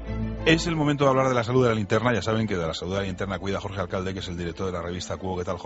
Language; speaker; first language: Spanish; native; Spanish